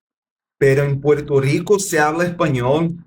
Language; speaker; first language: Spanish; non-native, learner; Portuguese